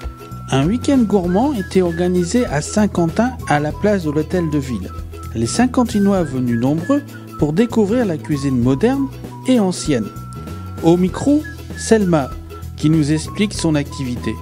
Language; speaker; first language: French; native; French